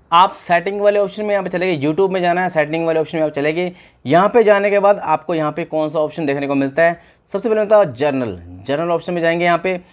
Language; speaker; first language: Hindi; native; Hindi